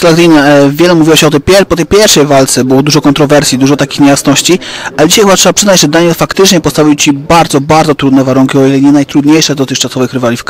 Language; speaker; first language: Polish; native; Polish